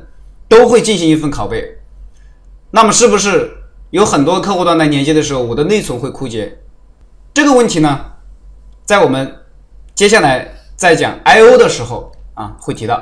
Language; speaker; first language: Chinese; native; Chinese